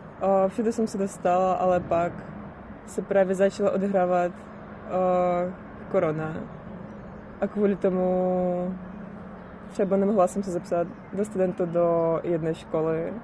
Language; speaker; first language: Czech; non-native, fluent; Russian